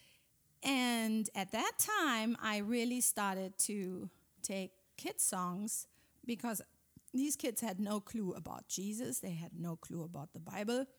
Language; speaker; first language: English; non-native, fluent; German